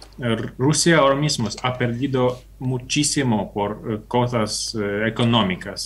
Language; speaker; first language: Spanish; non-native, fluent; Ukrainian